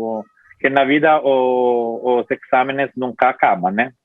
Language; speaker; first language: Portuguese; non-native, fluent; Italian